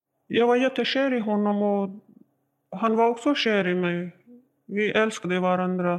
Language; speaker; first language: Swedish; non-native, learner; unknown